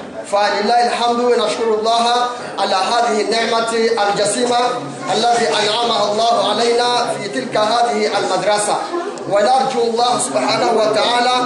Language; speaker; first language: Arabic; non-native, local second language; Comorian